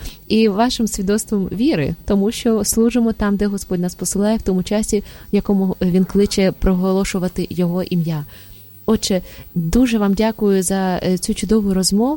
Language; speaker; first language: Ukrainian; native; Ukrainian